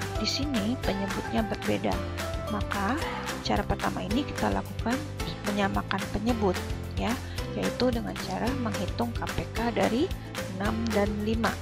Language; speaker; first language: Indonesian; native; Indonesian